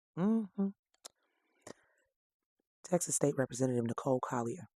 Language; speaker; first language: English; native; English